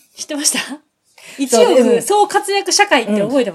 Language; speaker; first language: Japanese; native; Japanese